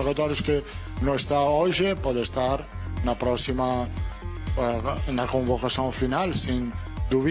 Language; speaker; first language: Portuguese; non-native, learner; Italian